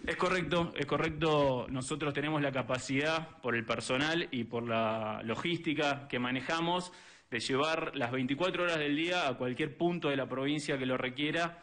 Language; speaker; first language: Spanish; native; Spanish